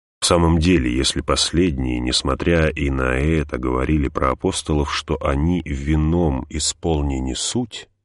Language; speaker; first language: Russian; native; Russian